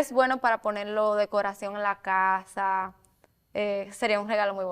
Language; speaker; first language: Spanish; native; Spanish